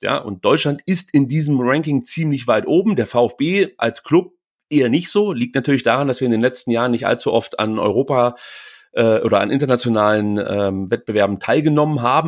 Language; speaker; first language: German; native; German